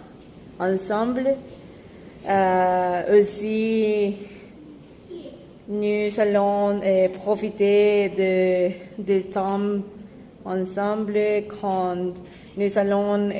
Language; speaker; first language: French; non-native, learner; Spanish